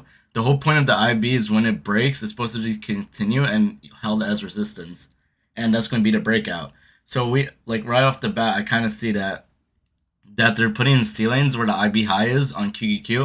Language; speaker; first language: English; native; English